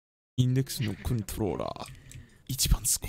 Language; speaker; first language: Japanese; non-native, learner; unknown